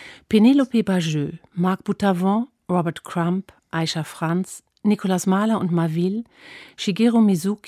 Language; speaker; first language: German; native; German